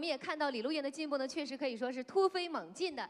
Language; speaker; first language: Chinese; native; Chinese